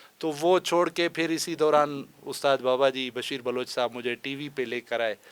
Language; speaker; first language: Urdu; non-native, local second language; Baluchi